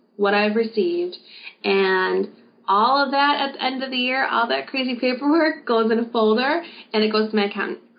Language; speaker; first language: English; native; English